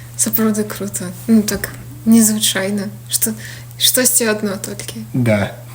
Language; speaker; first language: Belarusian; non-native, local second language; Russian